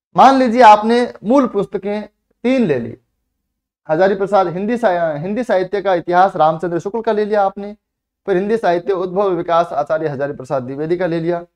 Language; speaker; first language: Hindi; native; Hindi